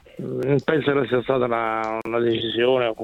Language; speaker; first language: Italian; native; Italian